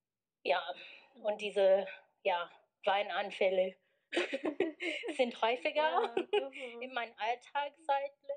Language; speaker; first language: German; non-native, fluent; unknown